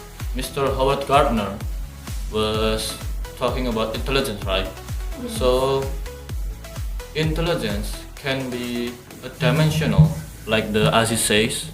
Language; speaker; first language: English; non-native, learner; Indonesian